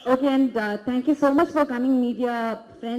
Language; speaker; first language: Tamil; non-native, fluent; Malayalam